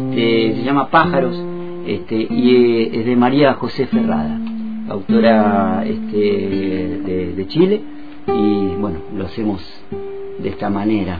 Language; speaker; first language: Spanish; native; Spanish